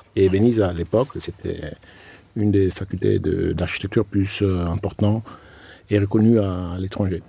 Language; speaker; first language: French; non-native, fluent; Italian